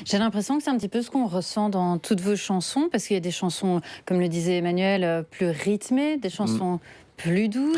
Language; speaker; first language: French; native; French